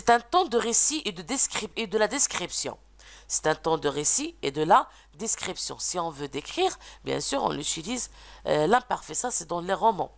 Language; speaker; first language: French; non-native, local second language; Arabic